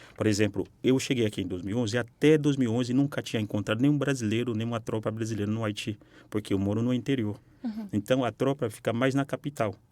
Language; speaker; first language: Portuguese; non-native, fluent; Haitian Creole